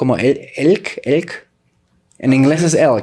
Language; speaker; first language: Spanish; native; Spanish